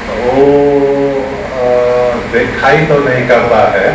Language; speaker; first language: Hindi; early bilingual, heritage; Hindi